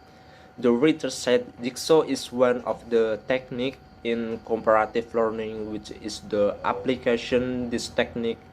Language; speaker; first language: English; non-native, learner; Indonesian